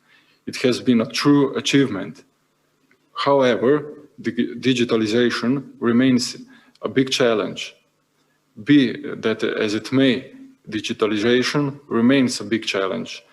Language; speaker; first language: English; non-native, fluent; Slovenian